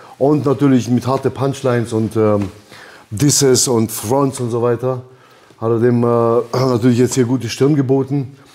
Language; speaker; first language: German; early bilingual, other home language; Albanian